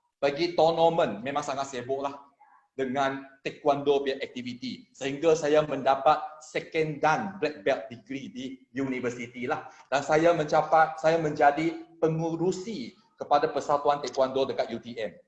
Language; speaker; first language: Malay; non-native, local second language; Chinese